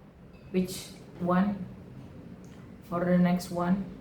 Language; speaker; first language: English; non-native, fluent; Indonesian